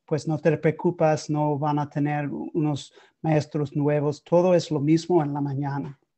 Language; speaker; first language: Spanish; non-native, learner; English